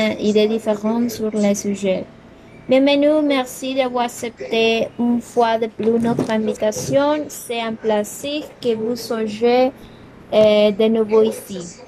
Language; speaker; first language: French; non-native, learner; Spanish